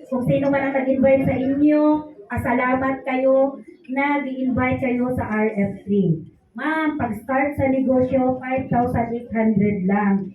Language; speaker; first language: Filipino; non-native, local second language; Hiligaynon